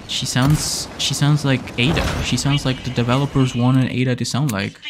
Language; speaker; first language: English; non-native, fluent; Spanish